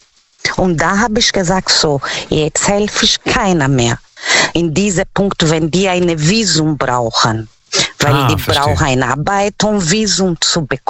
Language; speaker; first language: German; non-native, fluent; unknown